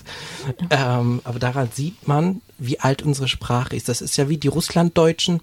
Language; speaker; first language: German; native; German